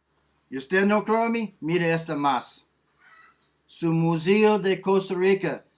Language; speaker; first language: Spanish; non-native, learner; English